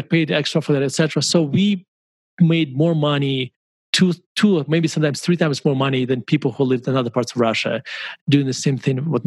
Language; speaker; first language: English; non-native, fluent; Russian